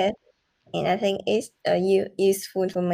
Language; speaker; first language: English; non-native, learner; Vietnamese